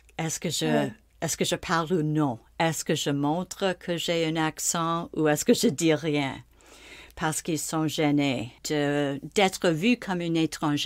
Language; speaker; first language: French; non-native, local second language; English